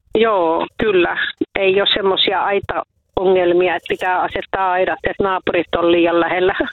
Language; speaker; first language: Finnish; native; Finnish